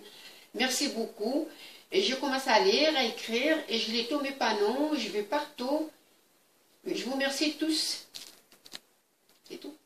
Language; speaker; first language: French; non-native, learner; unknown